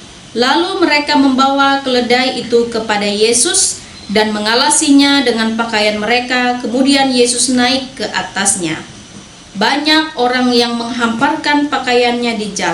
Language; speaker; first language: Indonesian; native; Indonesian